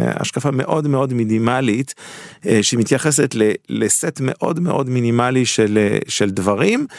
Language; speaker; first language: Hebrew; non-native, fluent; French